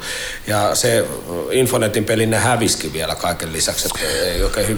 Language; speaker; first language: Finnish; native; Finnish